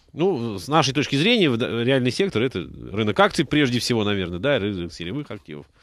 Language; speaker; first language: Russian; native; Russian